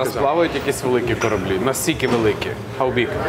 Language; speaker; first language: Ukrainian; native; Ukrainian